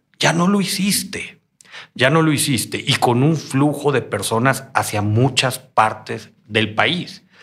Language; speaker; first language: Spanish; native; Spanish